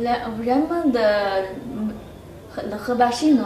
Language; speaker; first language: French; non-native, learner; Chinese